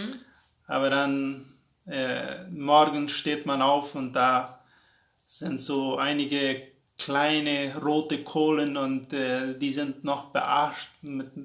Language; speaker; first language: German; non-native, local second language; Plautdietsch